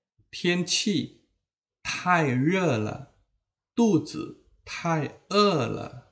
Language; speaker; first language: Chinese; non-native, fluent; Indonesian